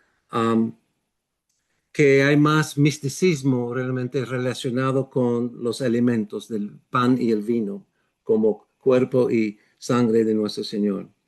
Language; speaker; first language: Spanish; non-native, fluent; English